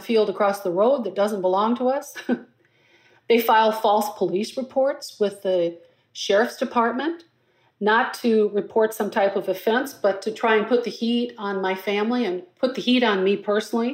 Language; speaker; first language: English; native; English